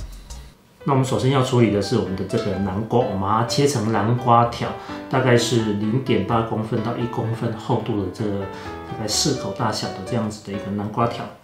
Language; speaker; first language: Chinese; native; Chinese